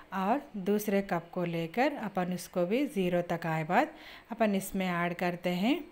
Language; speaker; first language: Hindi; non-native, local second language; Urdu